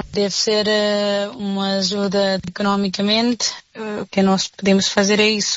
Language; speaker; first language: Portuguese; non-native, fluent; Nepali